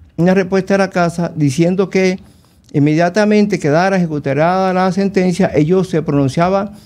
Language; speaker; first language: Spanish; native; Spanish